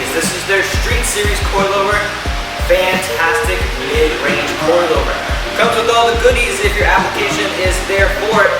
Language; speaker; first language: English; native; English